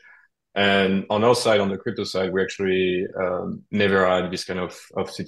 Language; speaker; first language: English; non-native, fluent; French